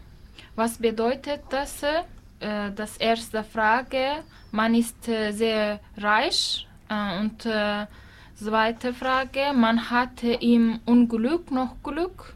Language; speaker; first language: German; non-native, learner; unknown